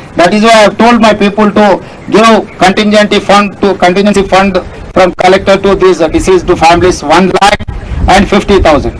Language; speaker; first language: English; non-native, local second language; Telugu